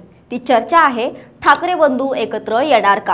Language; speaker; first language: Marathi; native; Marathi